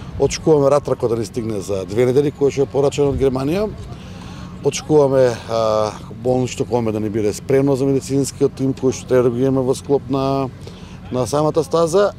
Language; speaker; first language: Macedonian; native; Macedonian